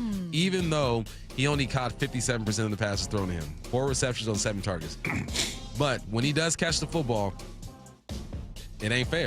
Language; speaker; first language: English; native; English